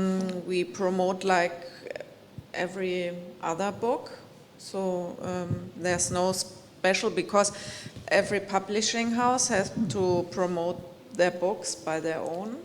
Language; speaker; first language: English; non-native, fluent; German